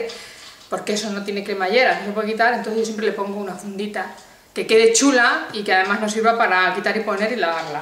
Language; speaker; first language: Spanish; native; Spanish